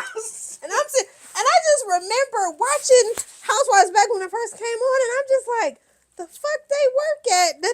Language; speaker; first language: English; native; English